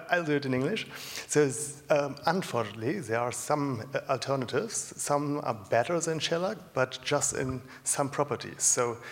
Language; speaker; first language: English; non-native, fluent; German